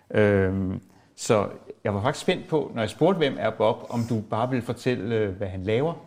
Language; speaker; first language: Danish; native; Danish